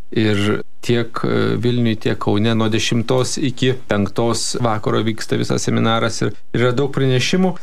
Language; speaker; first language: Lithuanian; native; Lithuanian